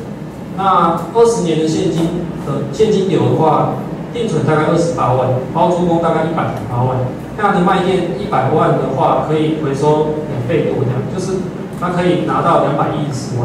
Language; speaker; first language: Chinese; native; Chinese